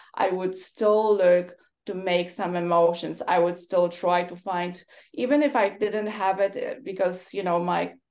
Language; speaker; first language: English; non-native, fluent; Polish